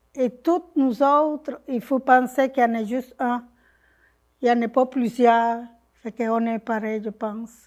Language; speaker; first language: French; non-native, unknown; Spanish